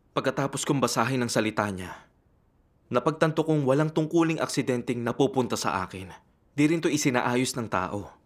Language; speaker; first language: Filipino; native; Filipino